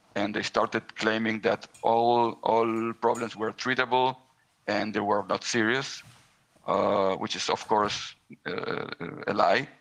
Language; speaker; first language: English; non-native, fluent; Hebrew